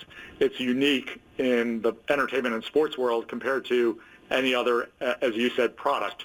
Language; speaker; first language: English; native; English